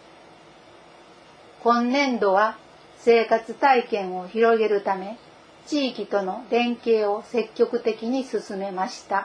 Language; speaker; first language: Japanese; native; Japanese